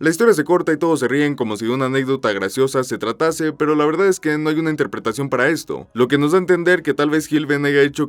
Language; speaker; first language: Spanish; native; Spanish